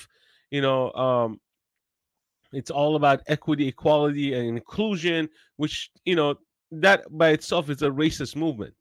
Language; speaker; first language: English; non-native, fluent; Persian